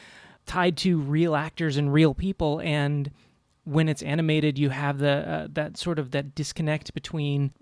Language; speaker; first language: English; native; English